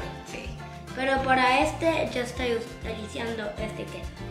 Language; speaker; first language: Spanish; early bilingual, other home language; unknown